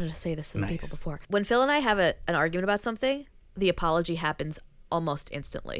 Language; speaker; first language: English; native; English